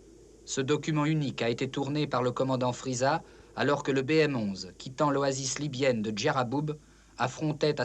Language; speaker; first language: French; native; French